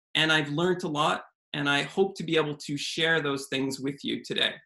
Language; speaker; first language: English; native; English